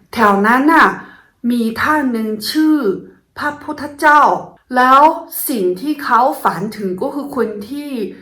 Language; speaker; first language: Thai; non-native, fluent; Chinese